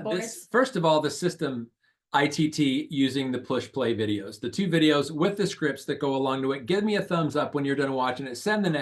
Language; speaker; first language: English; native; English